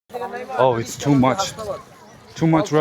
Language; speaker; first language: English; non-native, learner; Mongolian